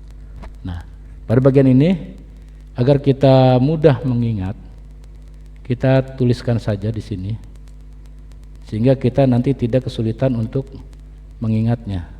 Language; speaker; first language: Indonesian; native; Indonesian